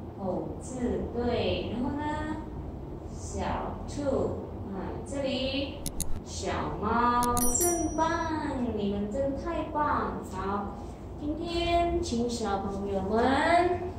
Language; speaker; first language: Chinese; non-native, fluent; Khmer